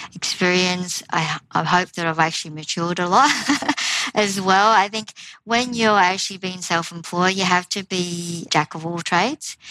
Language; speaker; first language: English; native; English